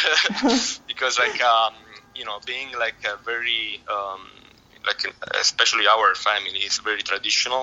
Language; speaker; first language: English; non-native, fluent; Italian